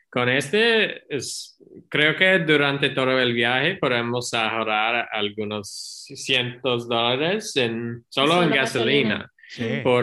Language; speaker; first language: Spanish; non-native, learner; English